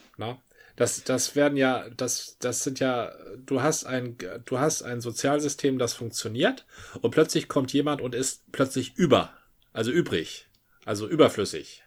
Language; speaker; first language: German; native; German